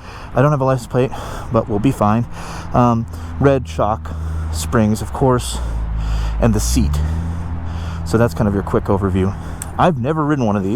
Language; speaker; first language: English; native; English